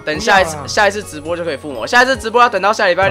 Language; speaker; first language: Chinese; native; Chinese